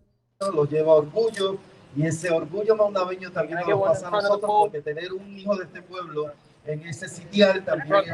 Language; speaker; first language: Spanish; native; Spanish